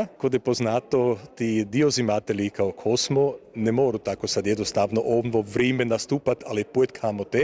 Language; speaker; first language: Croatian; native; Croatian